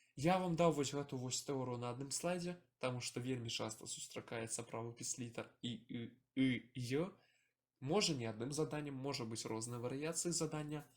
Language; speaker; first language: Belarusian; native; Belarusian